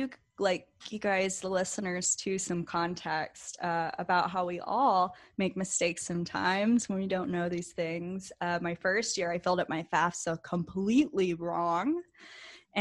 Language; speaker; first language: English; native; English